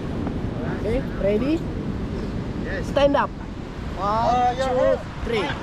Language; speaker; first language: English; non-native, learner; Indonesian